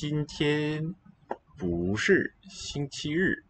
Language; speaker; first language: Chinese; non-native, learner; English